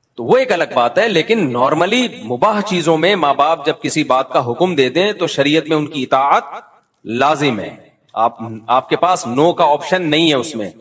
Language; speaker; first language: Urdu; native; Urdu